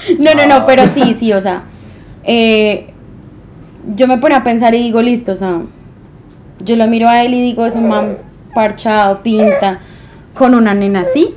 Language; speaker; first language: Spanish; native; Spanish